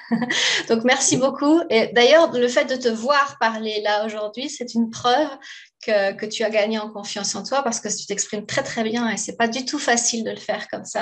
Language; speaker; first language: French; native; French